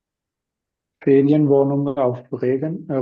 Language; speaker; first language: German; non-native, learner; Urdu